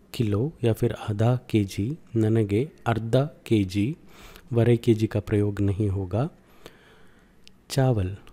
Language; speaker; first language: Hindi; non-native, local second language; Kannada